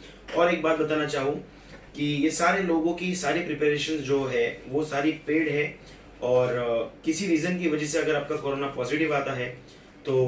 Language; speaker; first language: Hindi; native; Hindi